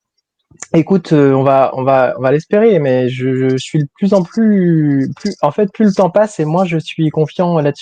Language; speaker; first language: French; native; French